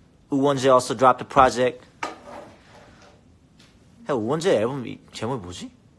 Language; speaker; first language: English; early bilingual, other home language; Korean